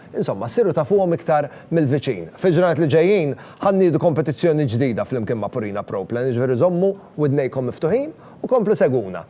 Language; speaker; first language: Maltese; native; Maltese